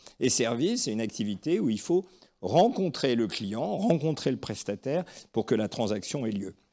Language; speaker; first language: French; native; French